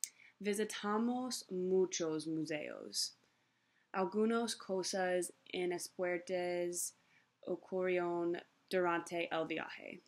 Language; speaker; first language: Spanish; non-native, learner; English